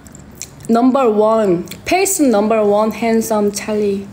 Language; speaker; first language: English; non-native, learner; Korean